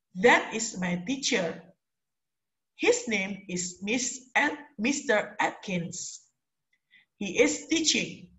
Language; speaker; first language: English; non-native, fluent; Indonesian